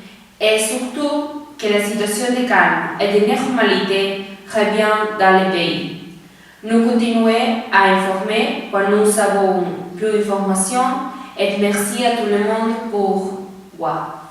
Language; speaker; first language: French; non-native, learner; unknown